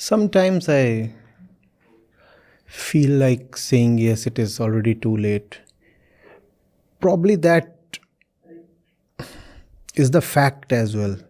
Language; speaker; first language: English; non-native, local second language; Hindi